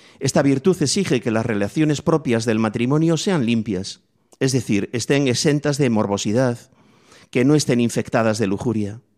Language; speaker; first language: Spanish; native; Spanish